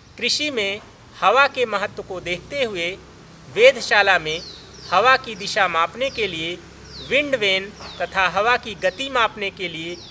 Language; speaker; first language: Hindi; native; Hindi